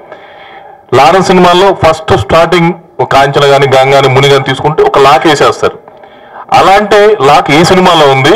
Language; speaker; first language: Telugu; native; Telugu